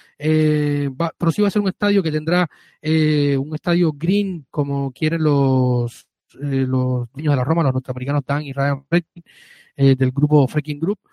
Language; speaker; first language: Spanish; native; Spanish